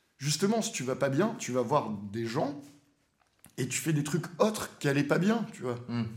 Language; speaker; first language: French; native; French